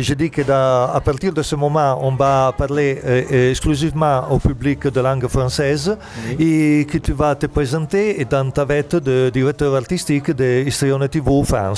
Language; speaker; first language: French; non-native, fluent; Italian